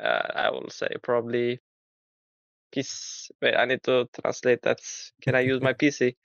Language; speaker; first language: English; non-native, fluent; Turkish